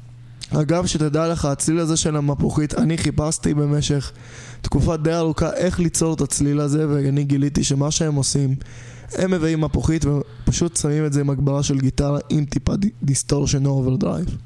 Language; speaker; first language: Hebrew; native; Hebrew